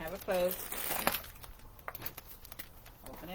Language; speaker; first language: English; native; English